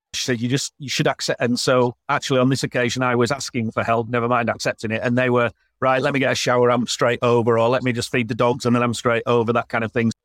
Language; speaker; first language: English; native; English